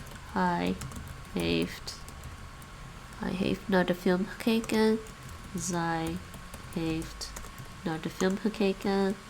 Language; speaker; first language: Dutch; non-native, learner; English